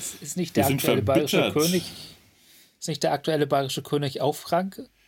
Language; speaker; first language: German; native; German